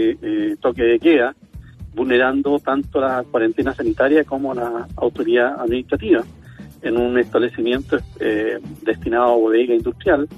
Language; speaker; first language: Spanish; native; Spanish